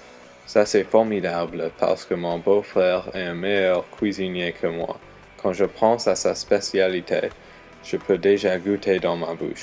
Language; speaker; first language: French; non-native, learner; English